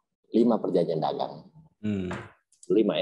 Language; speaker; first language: Indonesian; native; Indonesian